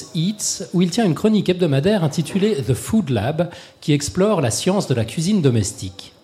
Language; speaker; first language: French; native; French